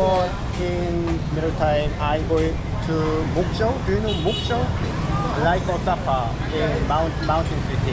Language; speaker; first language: English; non-native, learner; Korean